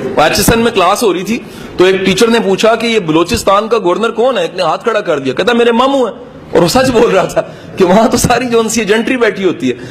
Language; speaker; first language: Urdu; non-native, local second language; Punjabi